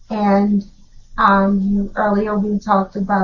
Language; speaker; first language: English; native; English